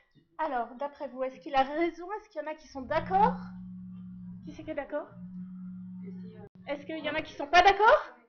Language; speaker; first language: French; native; French